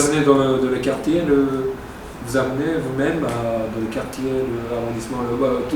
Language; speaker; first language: French; non-native, fluent; Japanese